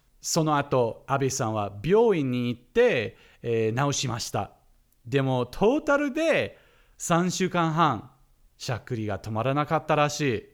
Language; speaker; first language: Japanese; non-native, fluent; English